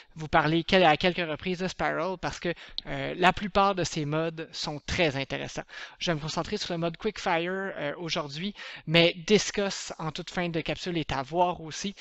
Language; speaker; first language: French; native; French